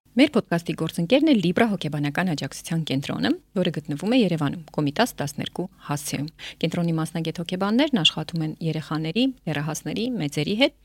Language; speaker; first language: Armenian; native; Armenian